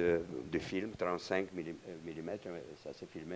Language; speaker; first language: French; non-native, fluent; Romanian